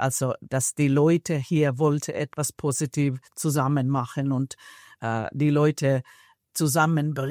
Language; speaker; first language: German; non-native, fluent; Finnish